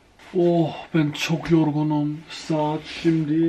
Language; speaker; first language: Turkish; early bilingual, heritage; Turkish